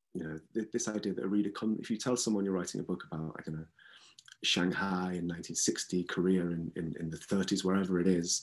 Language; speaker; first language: English; native; English